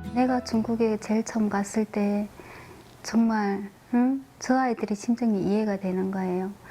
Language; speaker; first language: Korean; native; Korean